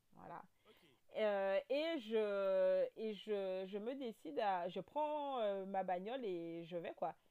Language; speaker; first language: French; native; French